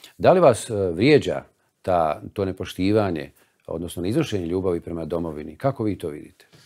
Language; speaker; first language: Bosnian; native; Bosnian